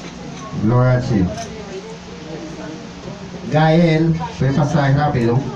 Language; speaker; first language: Spanish; non-native, learner; Haitian Creole